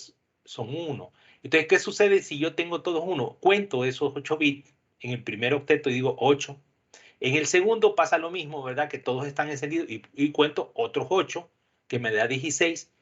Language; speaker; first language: Spanish; native; Spanish